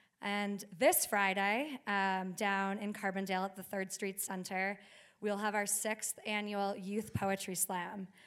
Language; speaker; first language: English; native; English